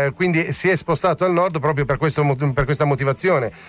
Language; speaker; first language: Italian; native; Italian